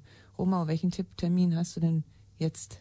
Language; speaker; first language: German; native; German